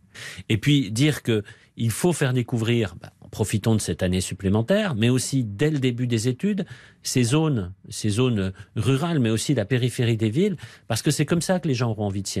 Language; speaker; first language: French; native; French